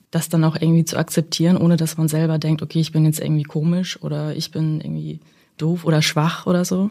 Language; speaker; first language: German; early bilingual, other home language; Russian